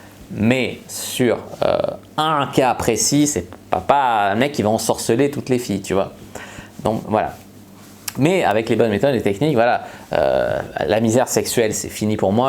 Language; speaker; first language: French; native; French